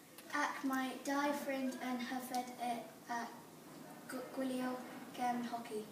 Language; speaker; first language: Welsh; non-native, learner; English